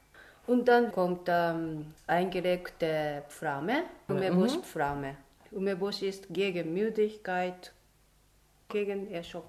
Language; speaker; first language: German; non-native, fluent; Japanese